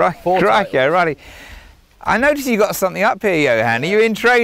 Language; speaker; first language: English; native; English